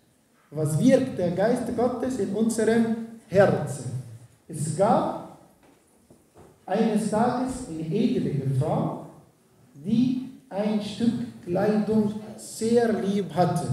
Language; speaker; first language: German; non-native, fluent; Arabic